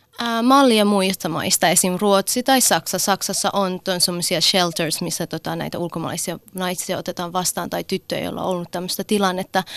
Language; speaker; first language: Finnish; early bilingual, other home language; Persian